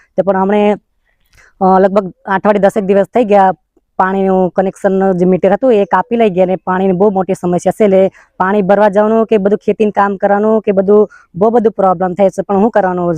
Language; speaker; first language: Gujarati; non-native, local second language; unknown